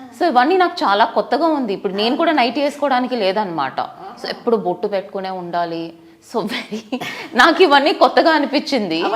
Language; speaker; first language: Telugu; non-native, fluent; Tamil